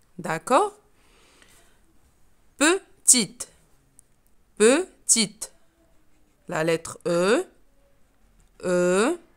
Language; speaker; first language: French; non-native, local second language; Arabic